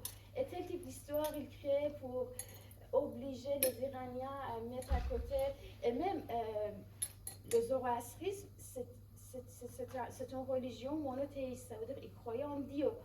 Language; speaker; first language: French; non-native, fluent; Persian